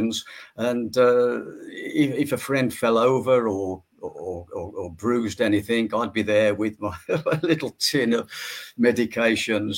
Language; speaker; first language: English; native; English